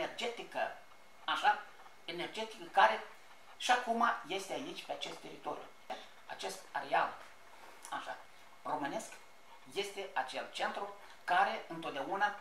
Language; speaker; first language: Romanian; native; Romanian